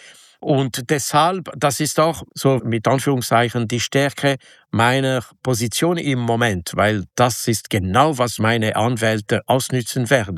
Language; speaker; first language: German; non-native, local second language; French